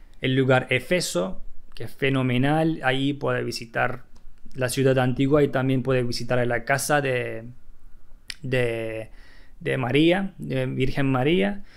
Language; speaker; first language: Spanish; non-native, fluent; Turkish